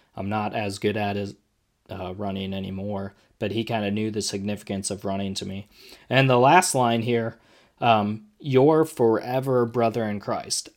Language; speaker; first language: English; native; English